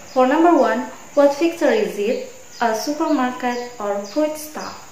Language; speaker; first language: English; non-native, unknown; Indonesian